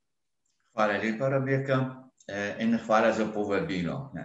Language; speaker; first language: Slovenian; non-native, fluent; Arabic